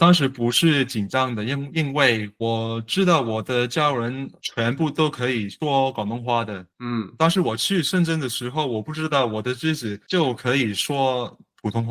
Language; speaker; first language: Chinese; non-native, learner; English